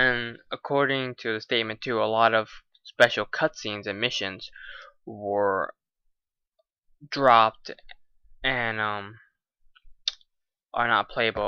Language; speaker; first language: English; native; English